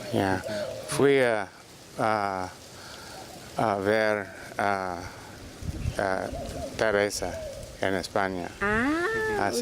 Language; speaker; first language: Spanish; non-native, learner; English